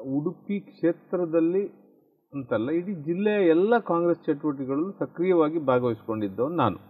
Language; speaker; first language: Kannada; native; Kannada